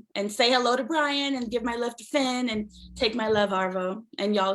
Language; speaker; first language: English; native; English